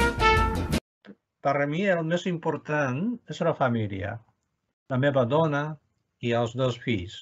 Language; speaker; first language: Catalan; non-native, fluent; Japanese